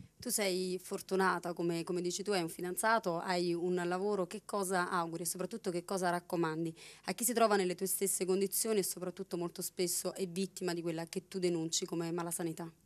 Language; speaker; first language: Italian; native; Italian